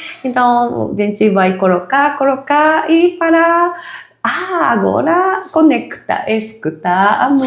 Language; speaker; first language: Portuguese; non-native, fluent; Japanese